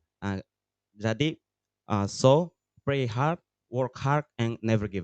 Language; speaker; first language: English; non-native, learner; Tetum